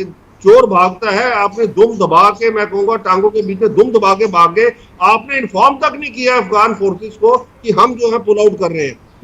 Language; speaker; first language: Hindi; native; Hindi